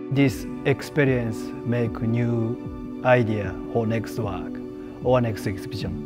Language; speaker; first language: English; non-native, learner; Japanese